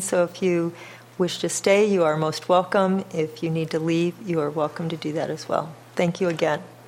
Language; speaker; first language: English; native; English